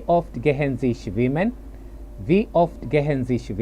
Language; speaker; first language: German; non-native, learner; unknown